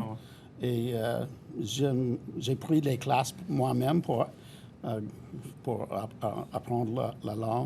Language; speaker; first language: French; non-native, fluent; English